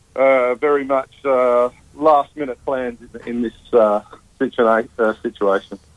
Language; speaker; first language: English; native; English